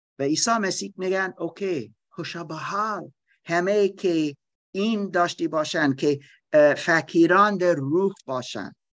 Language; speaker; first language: Persian; non-native, learner; German